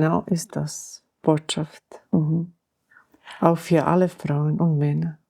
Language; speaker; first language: German; non-native, learner; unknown